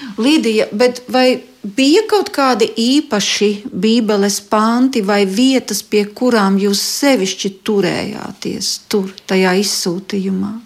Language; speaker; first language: Latvian; native; Latvian